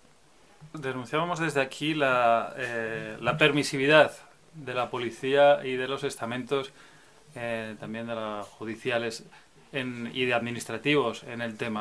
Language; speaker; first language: Spanish; native; Spanish